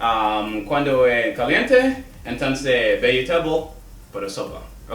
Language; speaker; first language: Spanish; non-native, learner; English